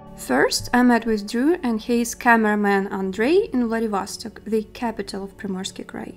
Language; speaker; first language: English; non-native, fluent; Russian